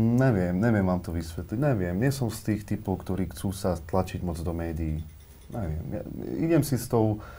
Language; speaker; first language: Slovak; native; Slovak